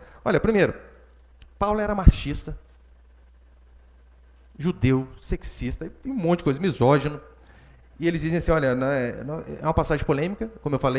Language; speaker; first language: Portuguese; native; Portuguese